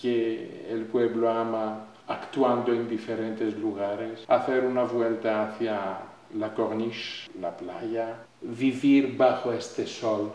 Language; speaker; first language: Spanish; non-native, fluent; Greek